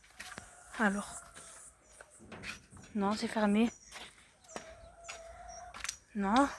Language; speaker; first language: French; native; French